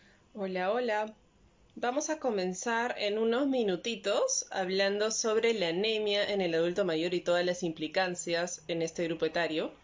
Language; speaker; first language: Spanish; native; Spanish